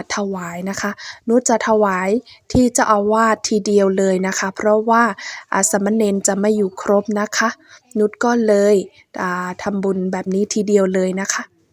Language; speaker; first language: Thai; non-native, local second language; Shan